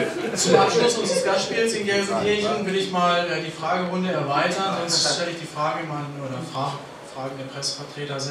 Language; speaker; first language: German; native; German